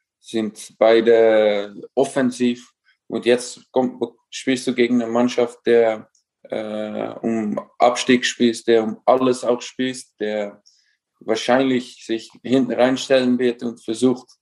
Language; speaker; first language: German; non-native, fluent; Dutch